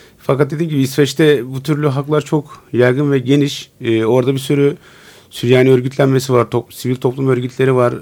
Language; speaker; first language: Turkish; non-native, local second language; Turoyo